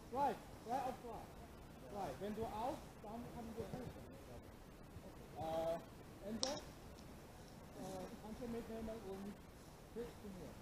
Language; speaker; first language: German; non-native, fluent; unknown